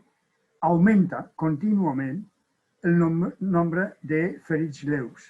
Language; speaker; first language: Catalan; non-native, fluent; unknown